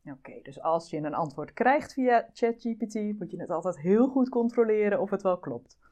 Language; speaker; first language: Dutch; native; Dutch